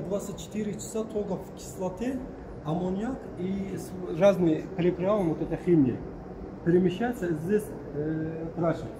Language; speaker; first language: Russian; non-native, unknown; Turkish